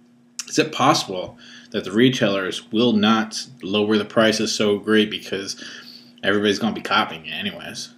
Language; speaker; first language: English; native; English